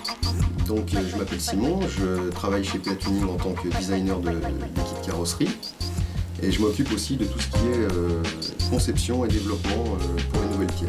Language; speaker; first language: French; native; French